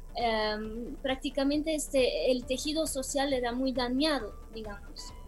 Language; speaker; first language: Spanish; non-native, fluent; Romanian